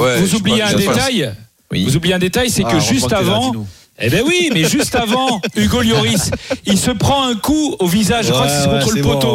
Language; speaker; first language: French; native; French